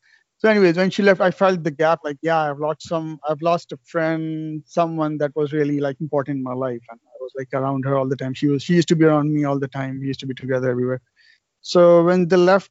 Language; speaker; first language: English; non-native, local second language; Urdu